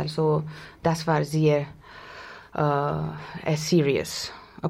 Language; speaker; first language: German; non-native, learner; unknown